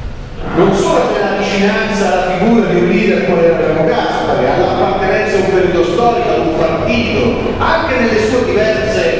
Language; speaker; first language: Italian; native; Italian